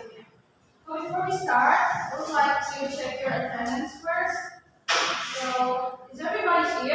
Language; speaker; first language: English; non-native, fluent; Indonesian